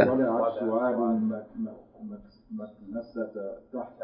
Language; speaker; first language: Arabic; non-native, learner; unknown